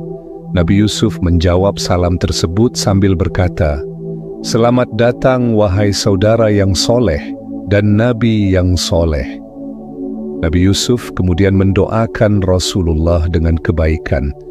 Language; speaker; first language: Indonesian; native; Indonesian